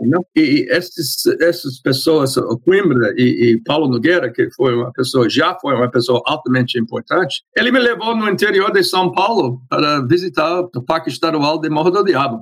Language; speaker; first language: Portuguese; non-native, fluent; English